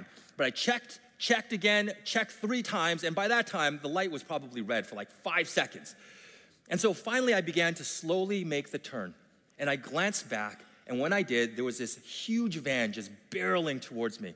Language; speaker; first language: English; native; English